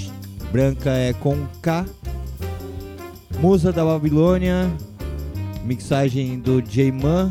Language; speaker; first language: Portuguese; native; Portuguese